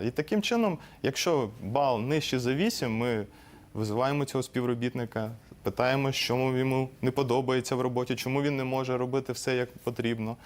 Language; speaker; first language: Ukrainian; native; Ukrainian